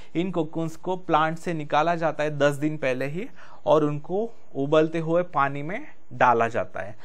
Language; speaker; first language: Hindi; non-native, local second language; Marathi